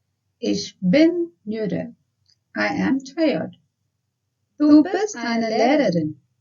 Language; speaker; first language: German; non-native, fluent; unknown